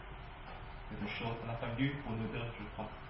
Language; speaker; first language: French; non-native, learner; Vietnamese